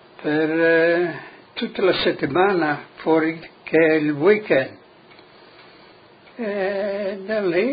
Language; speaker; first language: Italian; non-native, local second language; Friulian